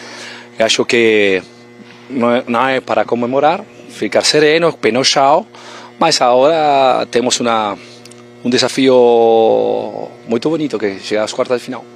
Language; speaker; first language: Portuguese; non-native, fluent; Spanish